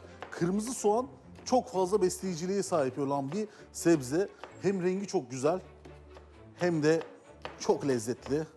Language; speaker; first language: Turkish; native; Turkish